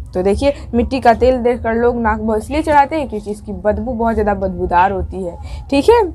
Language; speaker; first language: Hindi; native; Hindi